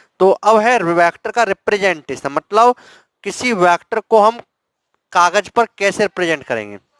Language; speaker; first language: Hindi; native; Hindi